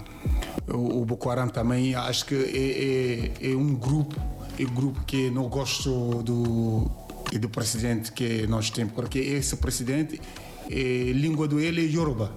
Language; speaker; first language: Portuguese; non-native, learner; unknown